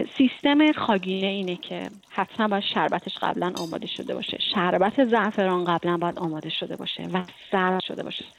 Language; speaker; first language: Persian; native; Persian